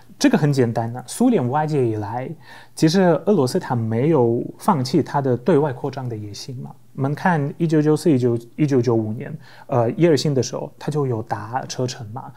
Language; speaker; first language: Chinese; non-native, fluent; Polish